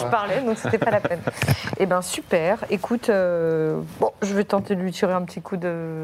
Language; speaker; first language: French; native; French